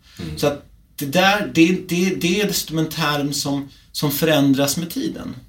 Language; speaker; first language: Swedish; early bilingual, other home language; Czech